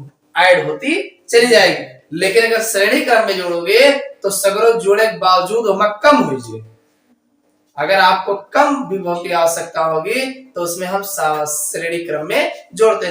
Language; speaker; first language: Hindi; native; Hindi